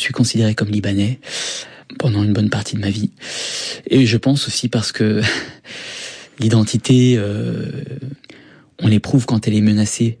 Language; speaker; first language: French; native; French